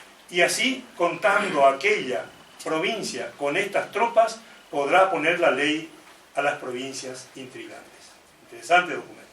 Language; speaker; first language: Spanish; native; Spanish